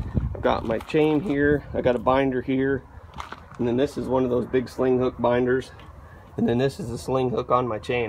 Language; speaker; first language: English; native; English